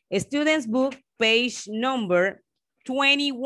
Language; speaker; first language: English; non-native, fluent; Spanish